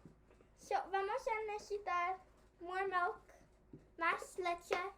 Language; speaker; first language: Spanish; early bilingual, heritage; Spanish